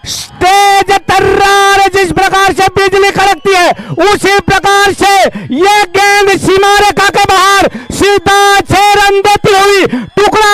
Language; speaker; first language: Hindi; non-native, local second language; Gujarati